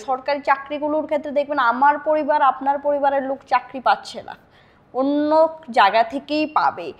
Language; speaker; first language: Bangla; native; Bangla